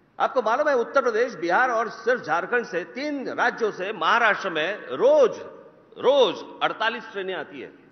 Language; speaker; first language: Hindi; non-native, local second language; Marathi